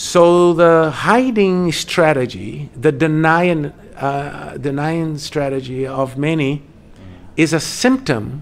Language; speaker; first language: English; non-native, fluent; Portuguese